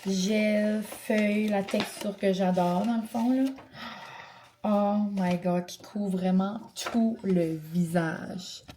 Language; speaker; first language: French; native; French